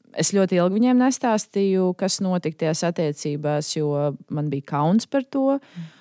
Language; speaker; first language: Latvian; native; Latvian